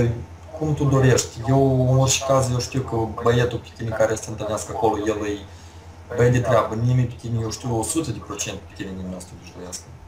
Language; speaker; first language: Romanian; non-native, local second language; Russian